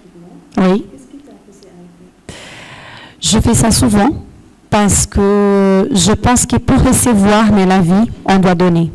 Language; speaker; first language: French; non-native, fluent; Portuguese